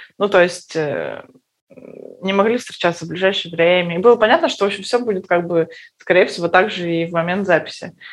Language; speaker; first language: Russian; native; Russian